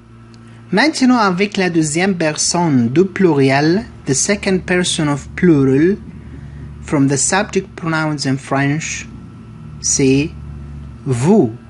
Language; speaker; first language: French; non-native, fluent; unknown